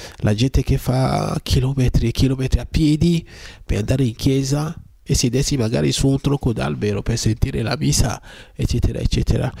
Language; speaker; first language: Italian; non-native, fluent; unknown